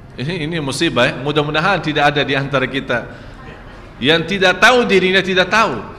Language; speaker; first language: Malay; non-native, fluent; Arabic